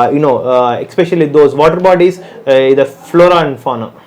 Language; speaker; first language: Telugu; native; Telugu